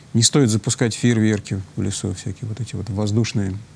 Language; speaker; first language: Russian; native; Russian